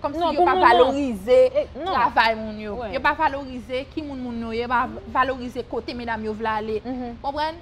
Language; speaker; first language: French; non-native, local second language; Haitian Creole